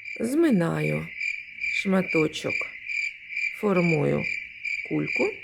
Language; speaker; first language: Ukrainian; native; Ukrainian